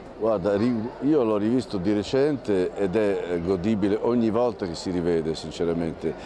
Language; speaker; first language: Italian; native; Italian